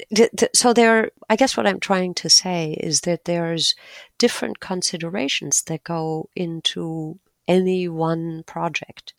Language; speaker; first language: English; non-native, fluent; German